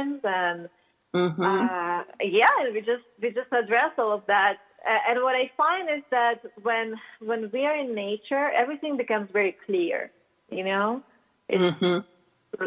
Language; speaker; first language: English; non-native, fluent; Russian